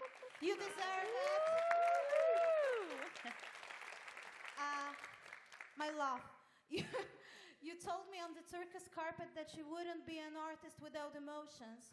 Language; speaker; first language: English; non-native, fluent; Polish